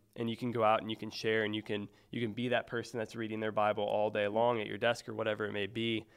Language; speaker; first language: English; native; English